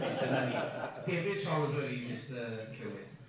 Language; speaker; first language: Welsh; native; Welsh